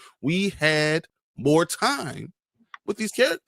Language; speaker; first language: English; native; English